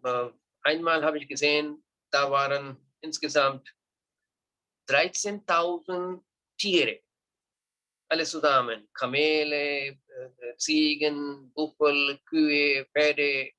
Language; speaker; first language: German; non-native, learner; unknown